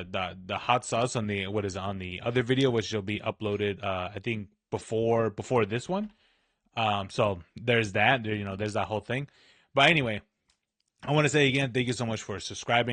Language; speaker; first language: English; native; English